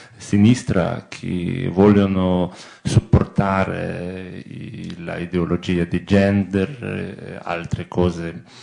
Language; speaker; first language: Italian; non-native, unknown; Ukrainian